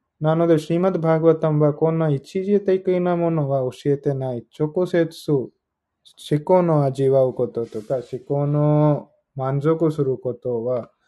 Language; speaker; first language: Japanese; non-native, learner; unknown